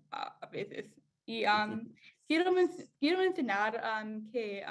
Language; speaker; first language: Spanish; non-native, learner; English